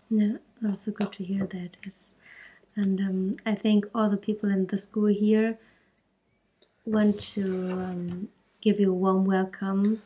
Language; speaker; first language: English; non-native, fluent; German